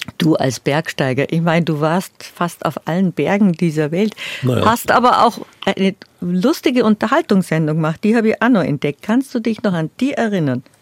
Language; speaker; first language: German; native; German